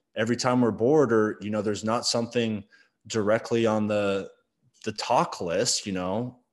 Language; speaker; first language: English; native; English